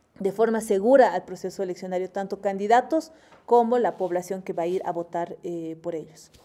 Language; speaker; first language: Spanish; native; Spanish